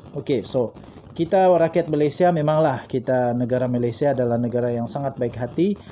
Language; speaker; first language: Malay; non-native, local second language; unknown